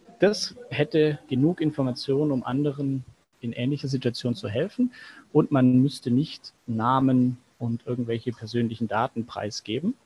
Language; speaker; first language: German; native; German